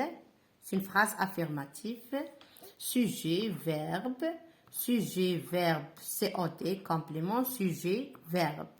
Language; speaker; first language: French; non-native, local second language; Arabic